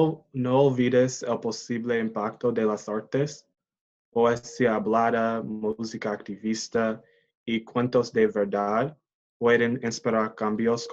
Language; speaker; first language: Spanish; non-native, learner; English